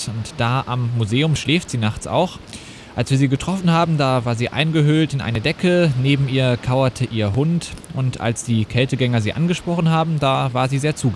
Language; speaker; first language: German; native; German